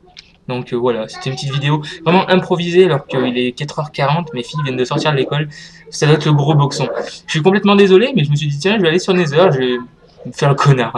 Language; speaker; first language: French; native; French